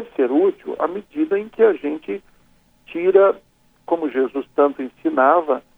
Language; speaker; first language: Portuguese; native; Portuguese